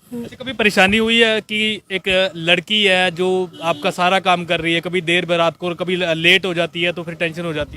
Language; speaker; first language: Hindi; non-native, local second language; Punjabi